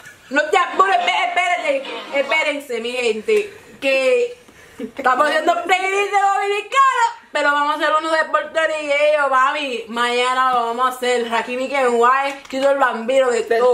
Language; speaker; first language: Spanish; early bilingual, other home language; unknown